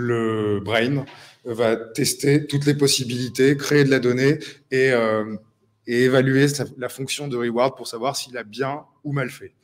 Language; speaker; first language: French; native; French